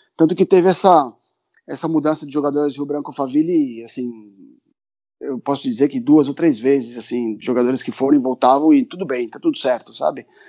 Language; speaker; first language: Portuguese; early bilingual, other home language; Spanish